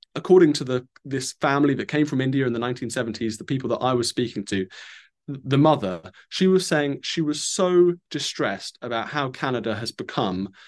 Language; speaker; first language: English; native; English